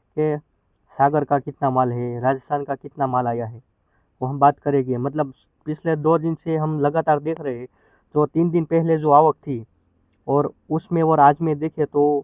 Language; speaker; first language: Hindi; non-native, local second language; Gujarati